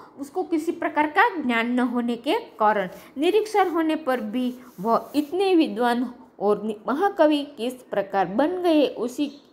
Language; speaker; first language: Hindi; non-native, local second language; Gujarati